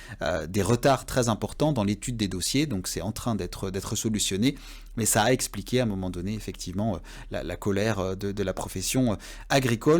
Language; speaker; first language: French; native; French